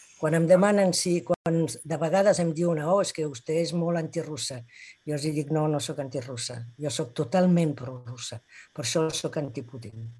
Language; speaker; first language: Catalan; non-native, local second language; Spanish